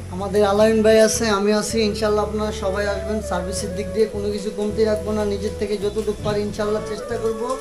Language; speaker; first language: Bangla; native; Bangla